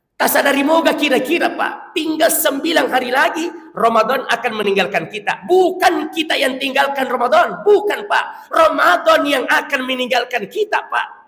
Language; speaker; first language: Malay; non-native, local second language; Buginese